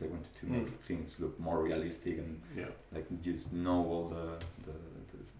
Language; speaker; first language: English; non-native, fluent; Spanish